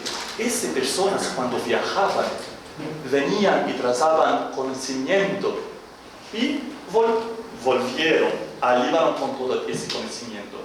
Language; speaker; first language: Spanish; non-native, fluent; Arabic